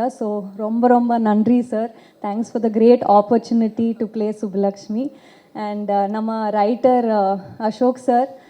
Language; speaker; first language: Tamil; non-native, learner; Kannada